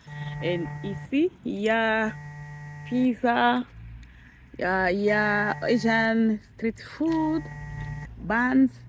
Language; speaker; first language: French; non-native, local second language; Swahili